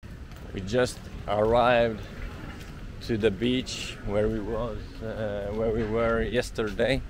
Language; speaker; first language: English; non-native, fluent; Swedish